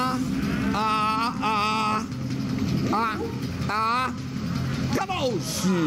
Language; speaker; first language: Portuguese; native; Portuguese